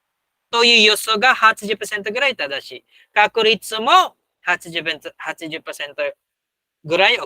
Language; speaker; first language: Japanese; non-native, fluent; Filipino